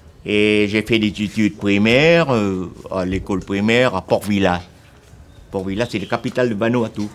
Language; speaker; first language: French; non-native, local second language; Vietnamese